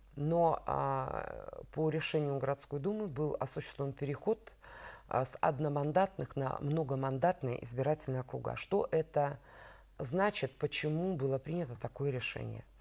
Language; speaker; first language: Russian; native; Russian